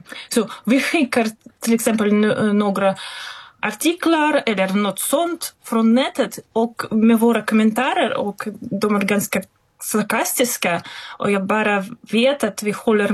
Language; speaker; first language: Swedish; non-native, fluent; Russian